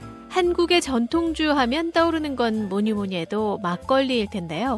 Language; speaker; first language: Korean; native; Korean